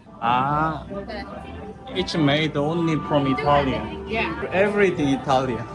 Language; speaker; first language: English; non-native, learner; Korean